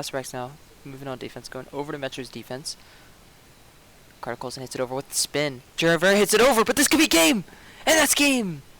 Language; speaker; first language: English; native; English